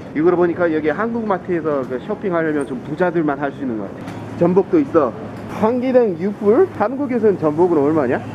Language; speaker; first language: Korean; non-native, fluent; English